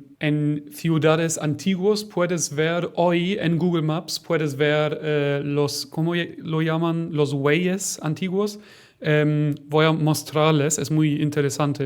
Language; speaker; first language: Spanish; non-native, fluent; German